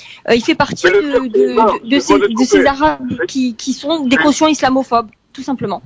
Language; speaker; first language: French; early bilingual, heritage; French